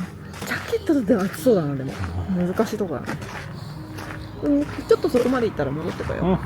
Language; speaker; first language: Japanese; native; Japanese